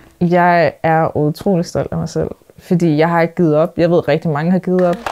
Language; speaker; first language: Danish; early bilingual, other home language; Arabic